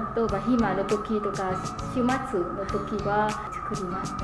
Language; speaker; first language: Japanese; non-native, learner; Vietnamese